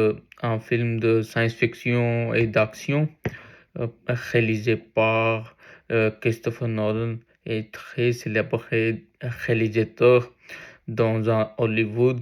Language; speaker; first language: French; non-native, learner; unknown